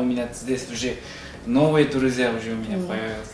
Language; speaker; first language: Russian; non-native, learner; Uzbek